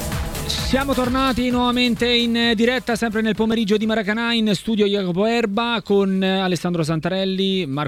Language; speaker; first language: Italian; native; Italian